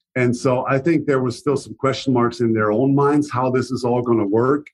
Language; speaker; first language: English; non-native, fluent; German